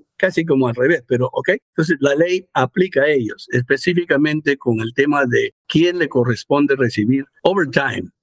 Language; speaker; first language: Spanish; native; Spanish